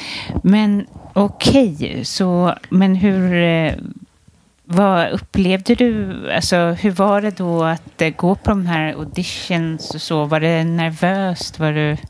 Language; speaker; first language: Swedish; native; Swedish